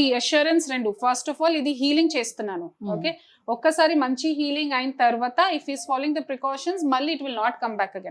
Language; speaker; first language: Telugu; non-native, fluent; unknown